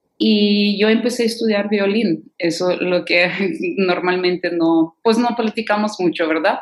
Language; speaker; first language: Spanish; non-native, fluent; Russian